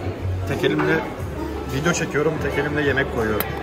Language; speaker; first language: Turkish; native; Turkish